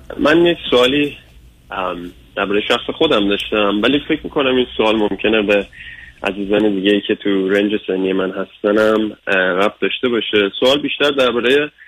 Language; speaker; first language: Persian; early bilingual, other home language; English